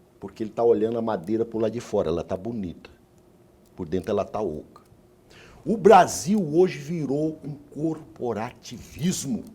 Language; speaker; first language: Portuguese; native; Portuguese